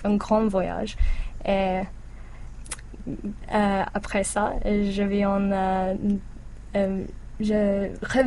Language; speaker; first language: French; non-native, learner; English